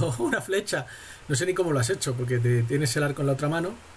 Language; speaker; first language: Spanish; native; Spanish